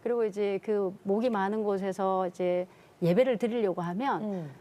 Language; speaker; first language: Korean; native; Korean